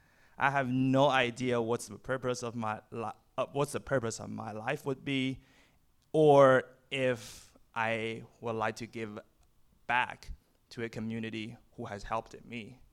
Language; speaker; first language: English; non-native, fluent; Chinese